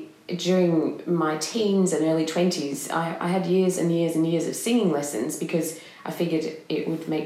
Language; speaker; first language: English; native; English